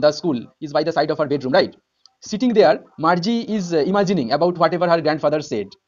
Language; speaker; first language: English; non-native, local second language; Bangla